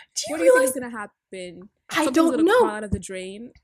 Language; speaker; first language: English; non-native, local second language; Punjabi